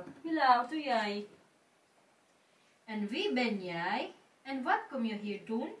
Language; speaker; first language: Dutch; non-native, fluent; Waray